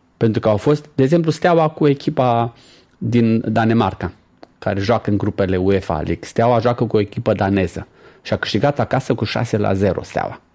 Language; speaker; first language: Romanian; native; Romanian